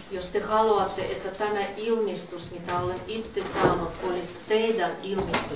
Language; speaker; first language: Finnish; non-native, fluent; Russian